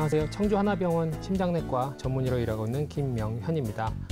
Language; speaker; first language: Korean; native; Korean